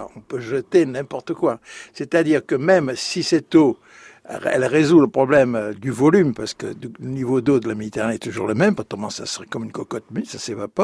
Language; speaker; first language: French; native; French